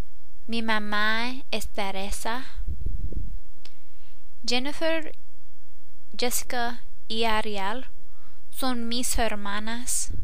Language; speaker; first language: Spanish; non-native, learner; English